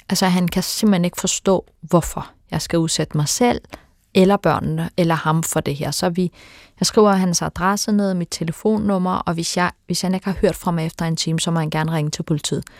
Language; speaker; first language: Danish; early bilingual, other home language; Turkish